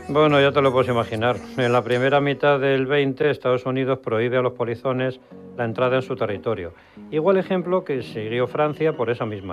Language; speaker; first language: Spanish; native; Spanish